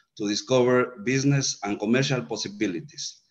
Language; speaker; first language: English; non-native, fluent; Spanish